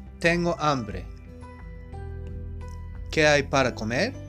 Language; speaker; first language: Spanish; non-native, fluent; Japanese